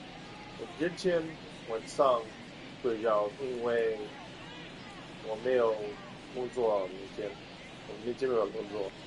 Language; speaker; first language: Chinese; non-native, learner; English